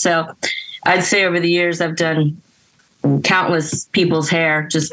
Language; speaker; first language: English; native; English